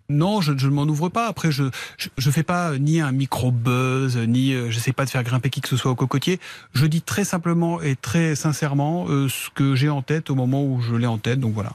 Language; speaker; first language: French; native; French